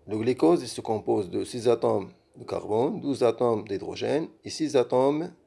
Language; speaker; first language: French; non-native, local second language; Arabic